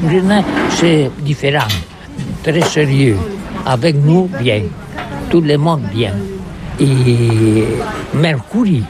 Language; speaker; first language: French; non-native, learner; Catalan